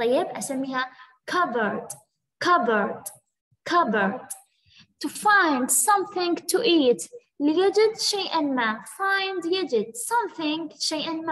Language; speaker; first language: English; non-native, fluent; Arabic